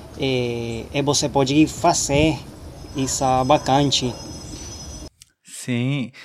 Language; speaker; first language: Portuguese; non-native, learner; Spanish